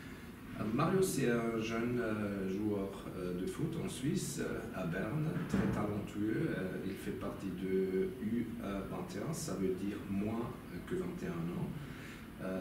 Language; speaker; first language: French; non-native, local second language; German